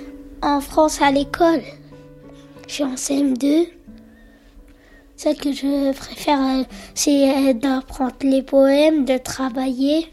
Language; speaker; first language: French; early bilingual, other home language; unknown